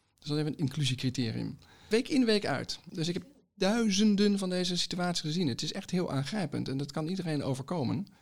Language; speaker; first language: Dutch; native; Dutch